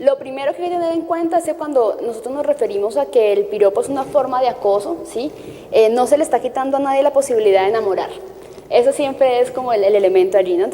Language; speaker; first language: Spanish; native; Spanish